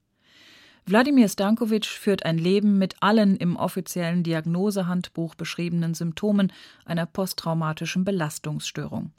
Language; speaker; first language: German; native; German